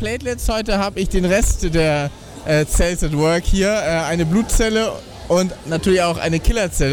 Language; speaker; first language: German; native; German